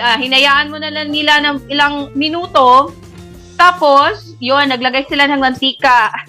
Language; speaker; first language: Filipino; non-native, local second language; Cebuano